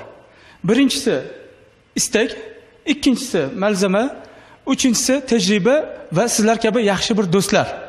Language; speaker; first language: Turkish; non-native, learner; Uzbek